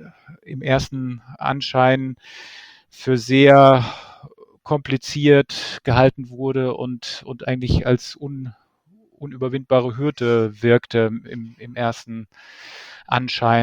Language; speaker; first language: German; native; German